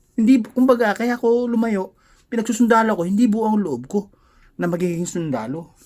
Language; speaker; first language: Filipino; non-native, local second language; Cebuano